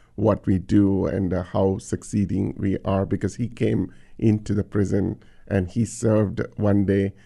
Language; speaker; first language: English; non-native, local second language; Tamil